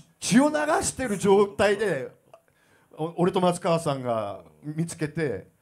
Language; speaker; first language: Japanese; native; Japanese